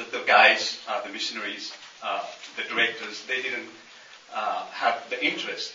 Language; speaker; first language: English; non-native, local second language; Nepali